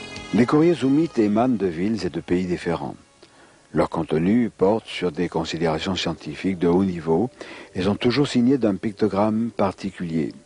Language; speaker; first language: French; native; French